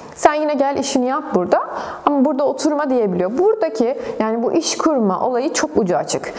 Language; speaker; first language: Turkish; native; Turkish